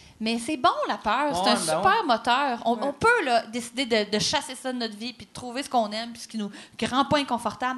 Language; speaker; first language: French; native; French